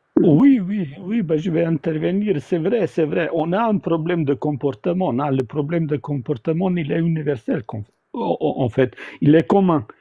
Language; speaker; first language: French; non-native, fluent; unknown